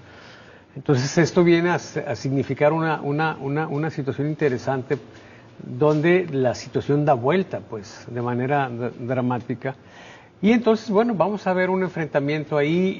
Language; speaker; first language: Spanish; native; Spanish